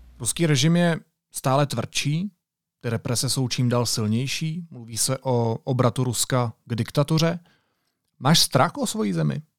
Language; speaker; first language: Czech; native; Czech